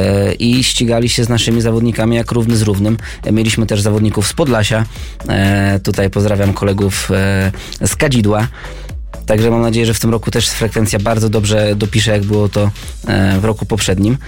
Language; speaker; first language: Polish; native; Polish